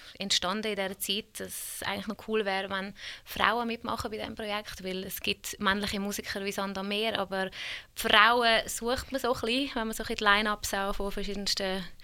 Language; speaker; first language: German; early bilingual, other home language; Hungarian